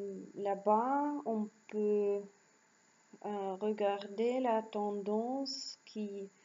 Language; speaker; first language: French; non-native, learner; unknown